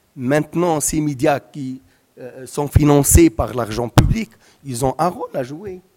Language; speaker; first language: French; non-native, local second language; Arabic